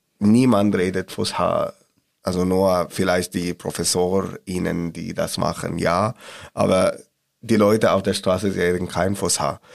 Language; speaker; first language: German; non-native, learner; Arabic